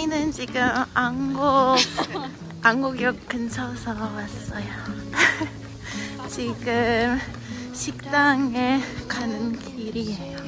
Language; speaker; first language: Korean; non-native, learner; Polish